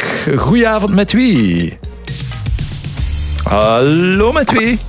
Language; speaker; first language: Dutch; native; Dutch